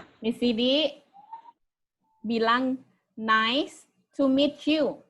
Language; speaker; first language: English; non-native, fluent; Indonesian